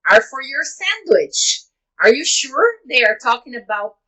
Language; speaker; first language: English; non-native, fluent; Portuguese